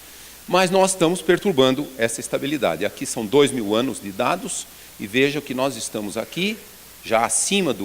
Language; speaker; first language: Portuguese; native; Portuguese